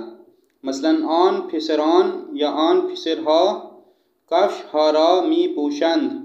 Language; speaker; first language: Persian; non-native, fluent; Urdu